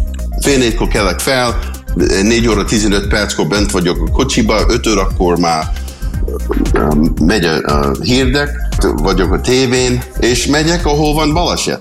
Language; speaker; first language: Hungarian; early bilingual, heritage; English